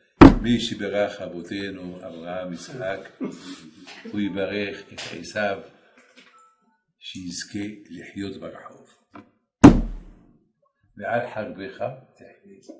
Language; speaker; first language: Hebrew; non-native, fluent; French